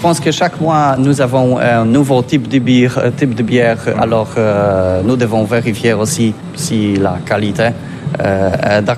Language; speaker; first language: French; non-native, learner; Polish